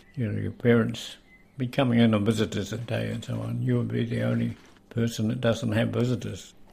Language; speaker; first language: English; native; English